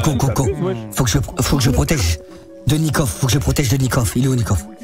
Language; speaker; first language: French; native; French